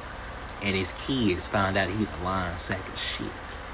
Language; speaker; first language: English; native; English